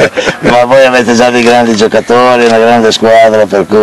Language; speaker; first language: Italian; native; Italian